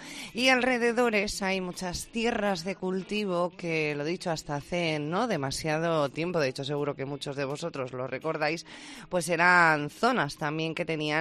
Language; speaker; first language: Spanish; native; Spanish